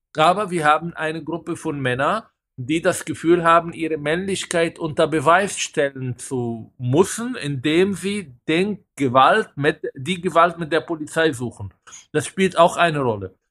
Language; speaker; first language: German; non-native, fluent; Hebrew